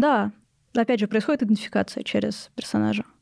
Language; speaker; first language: Russian; native; Russian